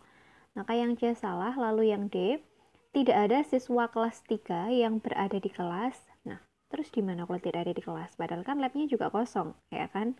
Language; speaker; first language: Indonesian; native; Indonesian